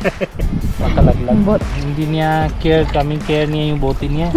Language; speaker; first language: Filipino; non-native, learner; Punjabi